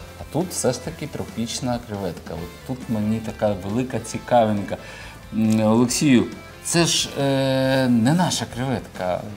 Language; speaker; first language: Ukrainian; native; Ukrainian